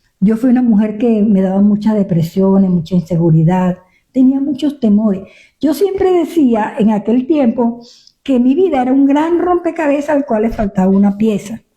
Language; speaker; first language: Spanish; native; Spanish